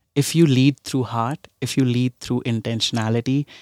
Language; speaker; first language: English; non-native, local second language; Hindi